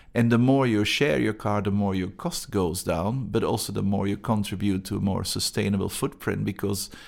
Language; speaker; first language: English; non-native, fluent; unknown